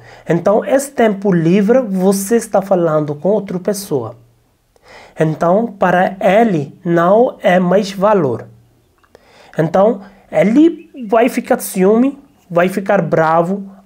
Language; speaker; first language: Portuguese; non-native, learner; Hindi